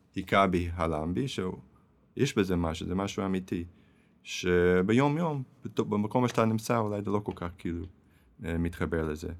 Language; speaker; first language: Hebrew; non-native, fluent; English